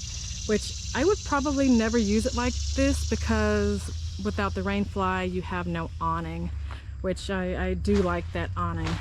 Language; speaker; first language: English; native; English